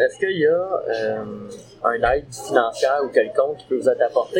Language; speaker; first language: French; native; French